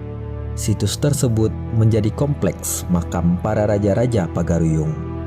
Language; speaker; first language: Malay; native; Malay